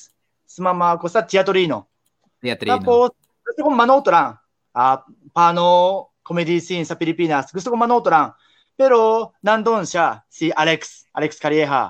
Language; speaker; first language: Filipino; non-native, learner; Japanese